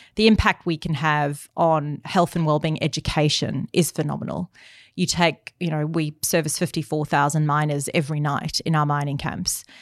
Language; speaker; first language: English; native; English